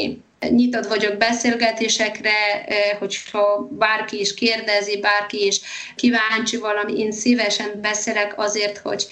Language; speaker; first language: Hungarian; non-native, fluent; Polish